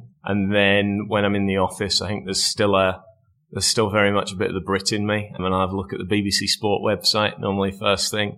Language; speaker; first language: English; native; English